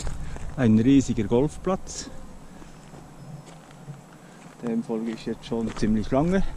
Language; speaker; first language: German; native; German